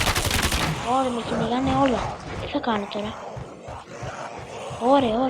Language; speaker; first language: Greek; native; Greek